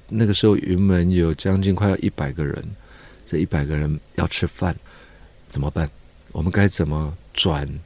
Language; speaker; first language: Chinese; native; Chinese